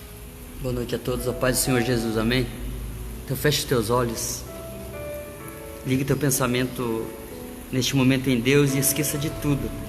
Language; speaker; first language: Portuguese; native; Portuguese